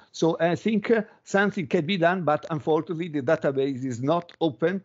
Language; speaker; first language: English; non-native, fluent; Italian